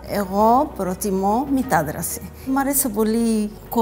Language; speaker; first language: Greek; non-native, learner; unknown